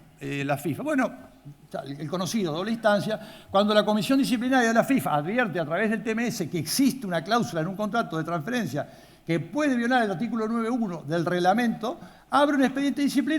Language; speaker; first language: Spanish; native; Spanish